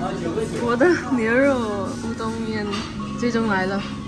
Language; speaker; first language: Chinese; non-native, learner; English